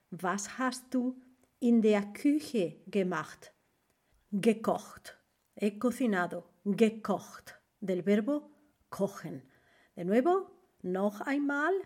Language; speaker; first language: German; non-native, fluent; Spanish